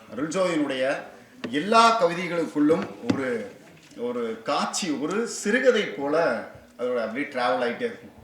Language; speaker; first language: Tamil; native; Tamil